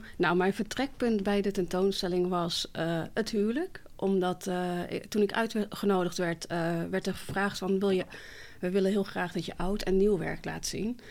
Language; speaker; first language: Dutch; early bilingual, other home language; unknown